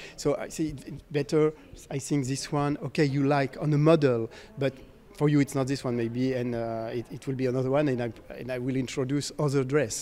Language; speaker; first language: English; non-native, fluent; French